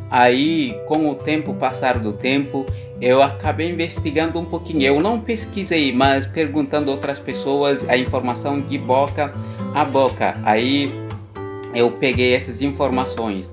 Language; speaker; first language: Portuguese; non-native, local second language; Upper Guinea Crioulo